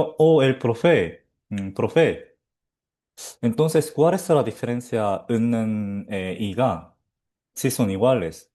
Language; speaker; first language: Spanish; non-native, fluent; Korean